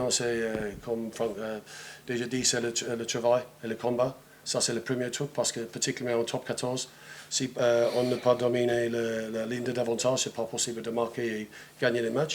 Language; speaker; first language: French; non-native, fluent; English